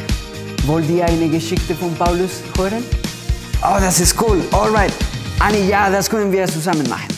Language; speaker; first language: German; non-native, fluent; Spanish